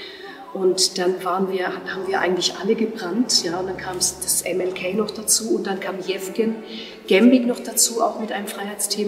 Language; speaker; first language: German; native; German